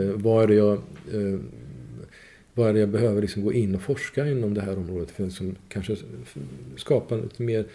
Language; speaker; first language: Swedish; non-native, fluent; Persian